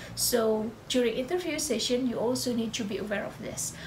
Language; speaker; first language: English; non-native, fluent; Indonesian